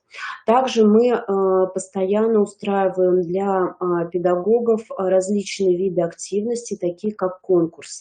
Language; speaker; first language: Russian; native; Russian